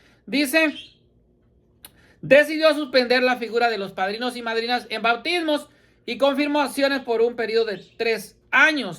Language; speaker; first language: Spanish; native; Spanish